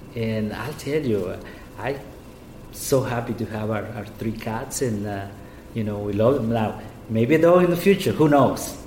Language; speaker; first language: English; non-native, fluent; Spanish